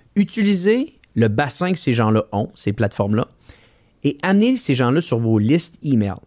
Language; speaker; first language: French; native; French